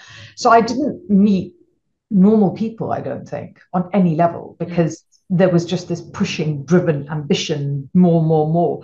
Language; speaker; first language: English; non-native, local second language; Punjabi